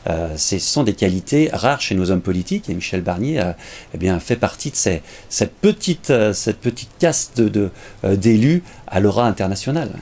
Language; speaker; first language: French; native; French